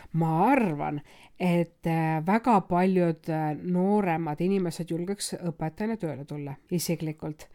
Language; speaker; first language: Estonian; non-native, local second language; Russian